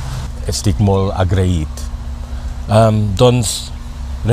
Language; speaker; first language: Catalan; non-native, learner; Thai